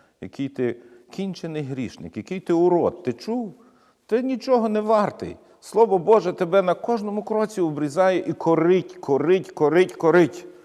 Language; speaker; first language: Ukrainian; native; Ukrainian